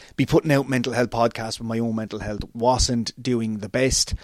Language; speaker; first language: English; native; English